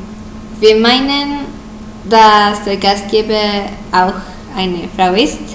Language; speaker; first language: German; non-native, learner; Spanish